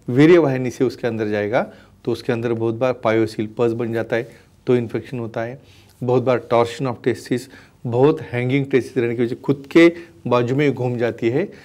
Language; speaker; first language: Hindi; non-native, local second language; Marathi